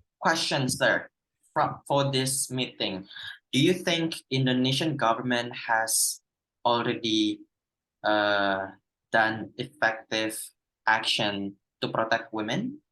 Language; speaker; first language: English; non-native, fluent; Indonesian